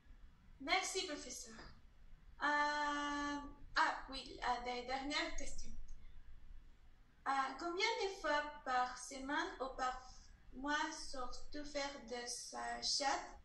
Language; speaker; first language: French; non-native, learner; Spanish